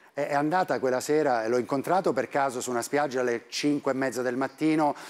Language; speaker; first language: Italian; native; Italian